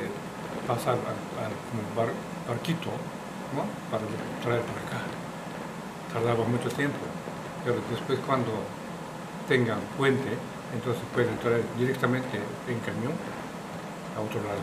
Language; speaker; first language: Spanish; non-native, learner; Japanese